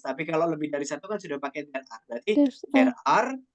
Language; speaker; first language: Indonesian; native; Indonesian